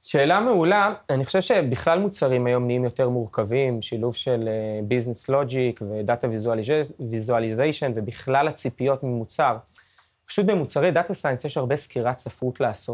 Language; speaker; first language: Hebrew; native; Hebrew